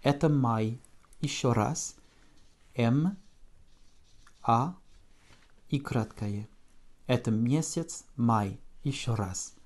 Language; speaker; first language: Russian; non-native, fluent; French